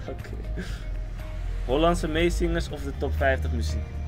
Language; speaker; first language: Dutch; native; Dutch